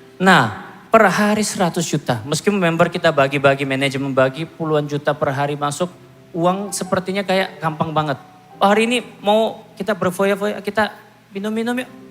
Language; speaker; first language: Indonesian; non-native, fluent; Korean